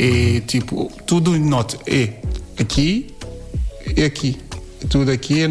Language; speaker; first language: Portuguese; non-native, learner; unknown